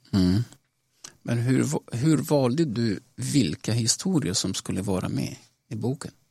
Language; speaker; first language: Swedish; non-native, fluent; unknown